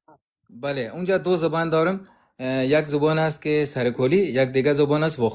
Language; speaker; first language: Persian; non-native, learner; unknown